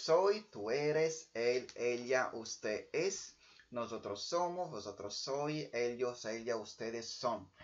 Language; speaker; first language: Spanish; non-native, fluent; Italian